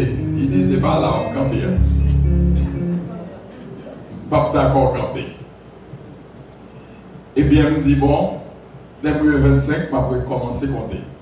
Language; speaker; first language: French; non-native, local second language; Haitian Creole